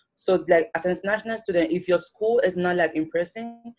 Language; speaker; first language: English; non-native, local second language; Yoruba